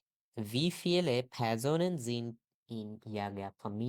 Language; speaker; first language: German; non-native, learner; Bangla